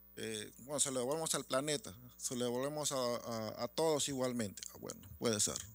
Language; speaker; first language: Spanish; native; Spanish